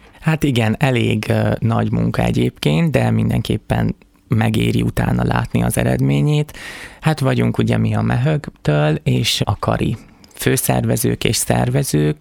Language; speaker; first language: Hungarian; native; Hungarian